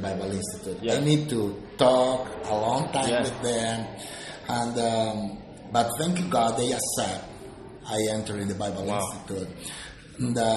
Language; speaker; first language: English; non-native, learner; Spanish